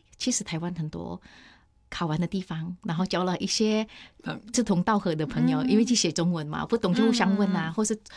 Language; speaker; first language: Chinese; non-native, fluent; Indonesian